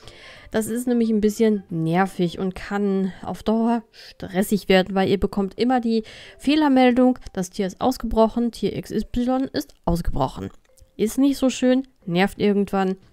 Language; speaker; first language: German; native; German